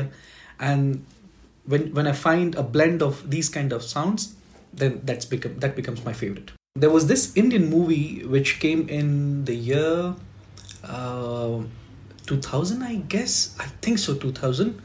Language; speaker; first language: English; non-native, local second language; Marathi